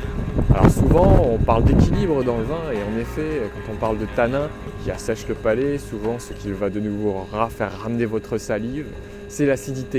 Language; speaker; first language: French; native; French